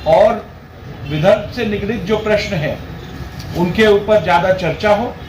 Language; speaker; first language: Hindi; non-native, local second language; Marathi